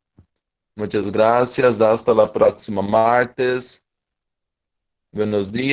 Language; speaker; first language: Spanish; non-native, fluent; Portuguese